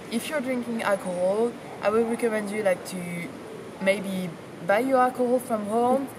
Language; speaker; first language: English; non-native, fluent; French